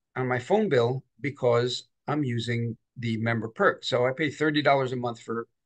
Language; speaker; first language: English; native; English